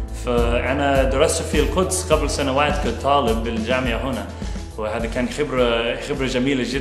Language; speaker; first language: Arabic; non-native, fluent; English